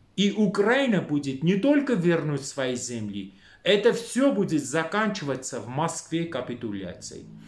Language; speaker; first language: Russian; non-native, local second language; Armenian